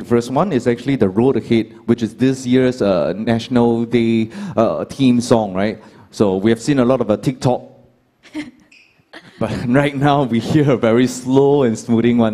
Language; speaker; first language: English; non-native, local second language; Chinese